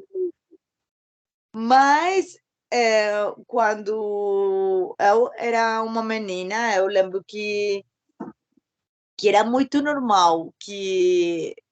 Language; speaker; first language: Portuguese; non-native, learner; Spanish